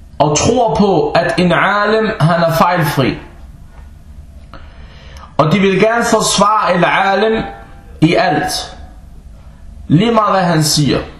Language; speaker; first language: Danish; early bilingual, other home language; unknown